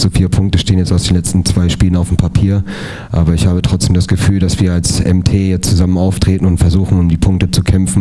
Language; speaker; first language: German; native; German